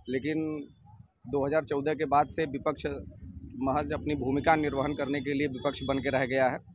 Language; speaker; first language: Hindi; native; Hindi